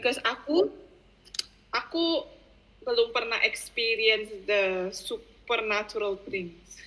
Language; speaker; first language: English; non-native, fluent; Indonesian